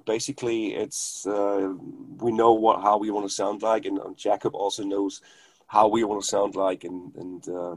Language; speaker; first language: English; non-native, fluent; German